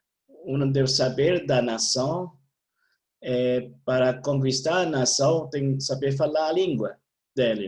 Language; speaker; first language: Portuguese; non-native, learner; Italian